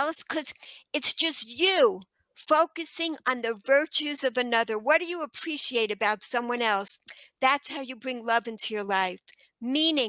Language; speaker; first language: English; native; English